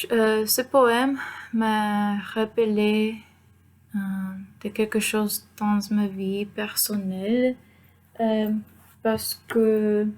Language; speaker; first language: French; non-native, fluent; Spanish